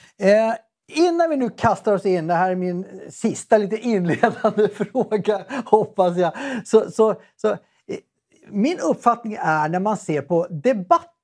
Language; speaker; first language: Swedish; native; Swedish